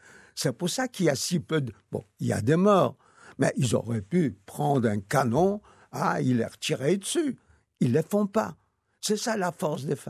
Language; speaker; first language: French; non-native, fluent; Yiddish